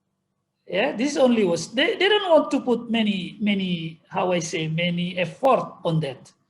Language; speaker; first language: English; non-native, fluent; Indonesian